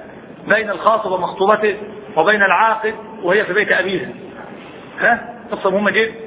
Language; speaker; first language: Arabic; native; Arabic